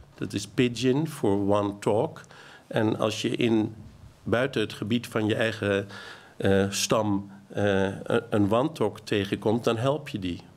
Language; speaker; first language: Dutch; native; Dutch